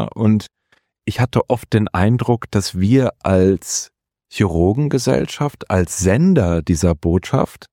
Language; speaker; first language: German; native; German